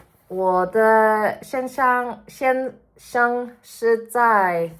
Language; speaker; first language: Chinese; early bilingual, heritage; Cantonese